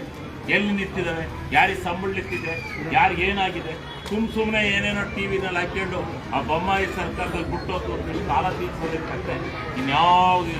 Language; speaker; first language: Kannada; native; Kannada